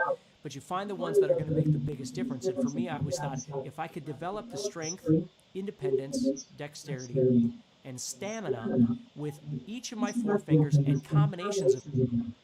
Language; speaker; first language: English; native; English